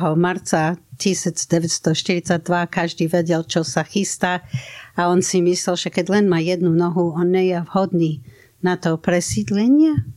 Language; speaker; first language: Slovak; non-native, fluent; English